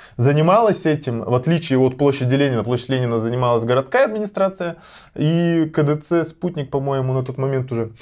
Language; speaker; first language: Russian; native; Russian